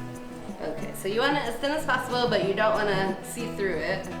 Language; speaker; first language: English; native; English